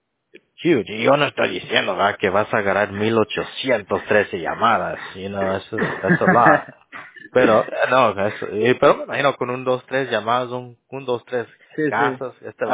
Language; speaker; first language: Spanish; early bilingual, heritage; Spanish